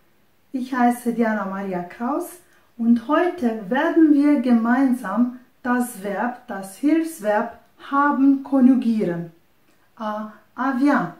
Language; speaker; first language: German; non-native, fluent; Romanian